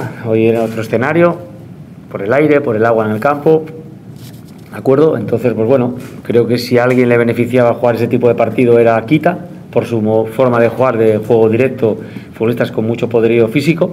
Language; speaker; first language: Spanish; native; Spanish